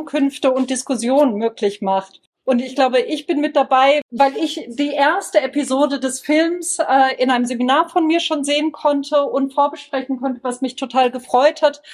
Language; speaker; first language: German; native; German